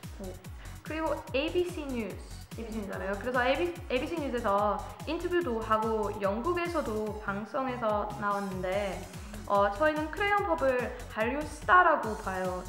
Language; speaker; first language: Korean; non-native, learner; English